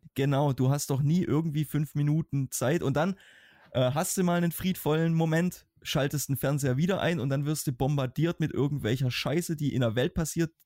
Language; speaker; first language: German; native; German